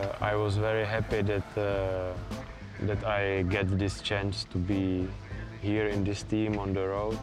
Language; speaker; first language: English; non-native, learner; Czech